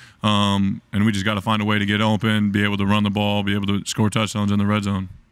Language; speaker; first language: English; native; English